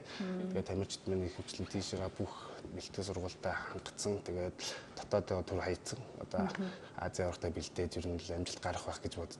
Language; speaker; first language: Mongolian; native; Mongolian